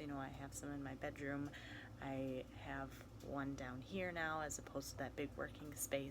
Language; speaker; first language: English; native; English